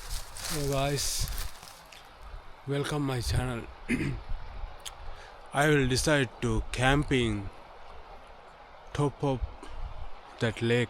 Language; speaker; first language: English; non-native, learner; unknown